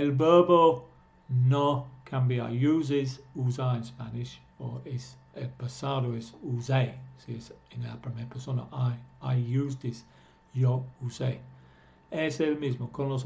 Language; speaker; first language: Spanish; non-native, fluent; English